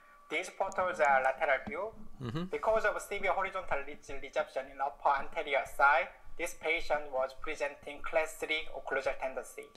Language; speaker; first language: English; non-native, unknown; Korean